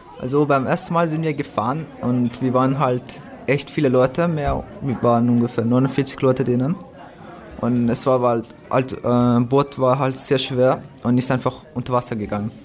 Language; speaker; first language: German; non-native, fluent; Persian